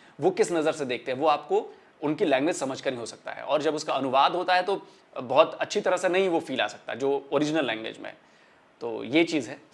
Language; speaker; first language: Hindi; non-native, local second language; Bhojpuri